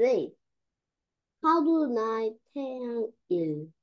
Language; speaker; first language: English; non-native, learner; Korean